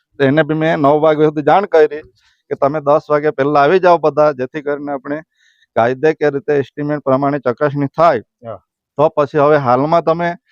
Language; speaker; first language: Gujarati; native; Gujarati